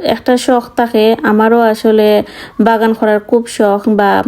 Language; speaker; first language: Bangla; non-native, local second language; Sylheti